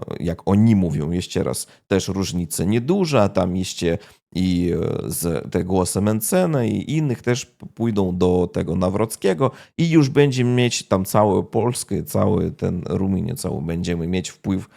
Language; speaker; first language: Polish; non-native, fluent; Russian